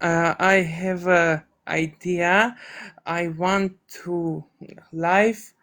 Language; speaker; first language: English; non-native, learner; Armenian